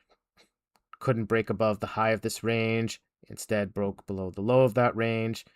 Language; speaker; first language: English; native; English